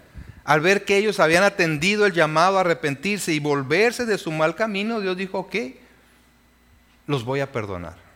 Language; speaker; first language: Spanish; native; Spanish